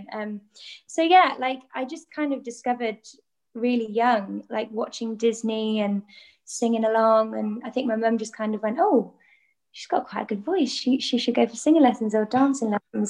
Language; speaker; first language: English; non-native, local second language; Welsh